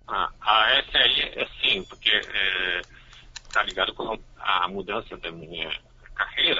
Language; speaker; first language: Portuguese; non-native, fluent; Chinese